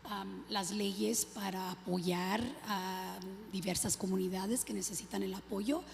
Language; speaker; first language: Spanish; early bilingual, other home language; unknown